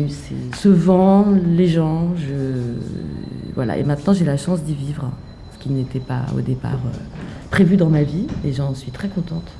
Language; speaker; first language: French; native; French